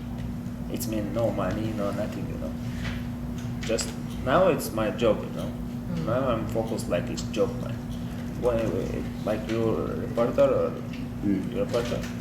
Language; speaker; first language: English; non-native, learner; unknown